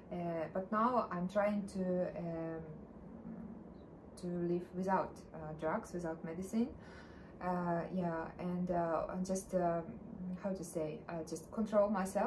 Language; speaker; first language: English; non-native, learner; Russian